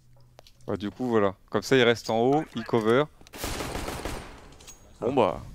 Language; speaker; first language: French; native; French